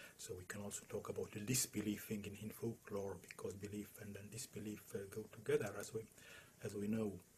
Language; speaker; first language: English; non-native, fluent; Estonian